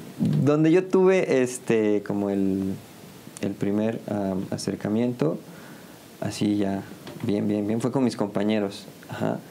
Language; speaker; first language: Spanish; native; Spanish